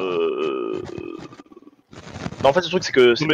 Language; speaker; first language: French; native; French